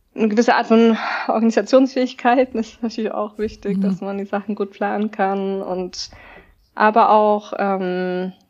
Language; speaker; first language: German; native; German